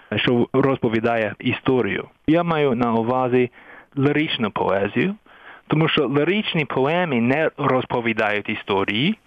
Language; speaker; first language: Ukrainian; non-native, fluent; English